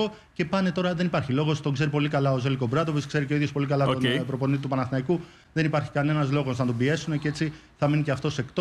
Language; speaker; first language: Greek; native; Greek